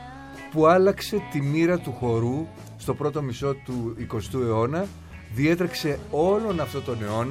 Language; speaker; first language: Greek; native; Greek